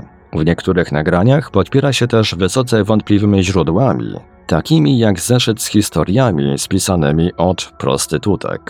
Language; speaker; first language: Polish; native; Polish